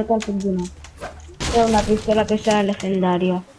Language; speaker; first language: Catalan; non-native, local second language; Spanish